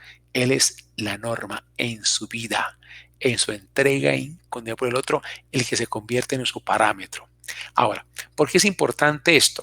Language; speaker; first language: Spanish; native; Spanish